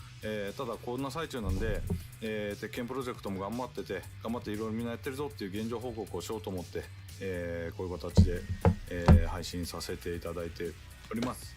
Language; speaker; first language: Japanese; native; Japanese